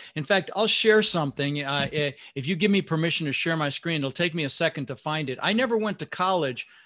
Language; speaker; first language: English; early bilingual, other home language; Dutch